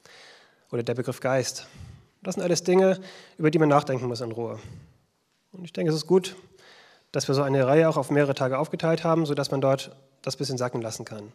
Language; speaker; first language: German; native; German